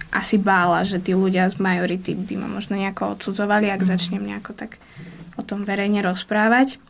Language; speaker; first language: Slovak; native; Slovak